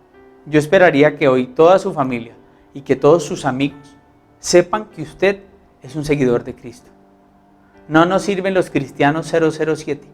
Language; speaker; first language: Spanish; native; Spanish